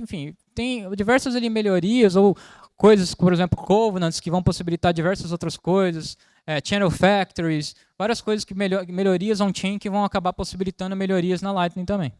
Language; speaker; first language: Portuguese; native; Portuguese